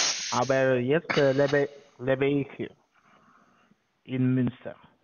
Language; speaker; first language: German; non-native, learner; Latvian